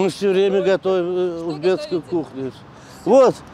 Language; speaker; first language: Russian; native; Russian